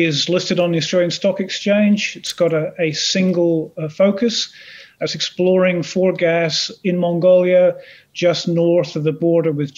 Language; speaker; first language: English; native; English